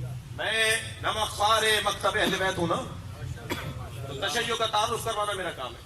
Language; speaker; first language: Urdu; native; Urdu